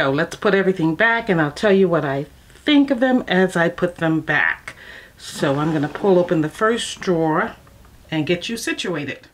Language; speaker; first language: English; native; English